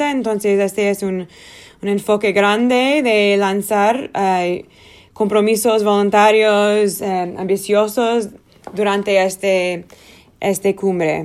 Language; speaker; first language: Spanish; non-native, learner; Portuguese